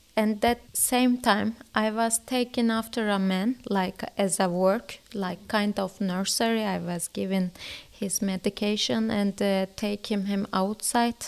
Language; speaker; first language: English; non-native, learner; Turkish